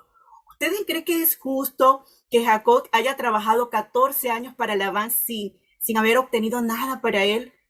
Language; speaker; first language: Spanish; native; Spanish